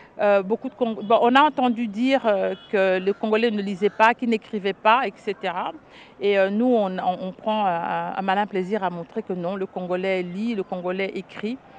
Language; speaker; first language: French; non-native, local second language; Lingala